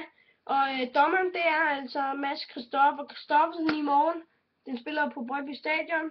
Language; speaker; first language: Danish; native; Danish